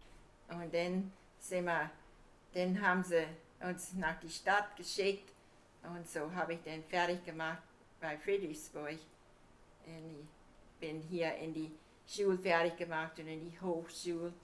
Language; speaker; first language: German; early bilingual, heritage; German